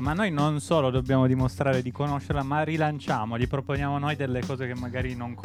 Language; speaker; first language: Italian; native; Italian